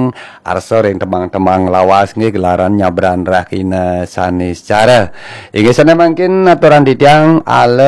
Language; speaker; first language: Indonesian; non-native, local second language; Balinese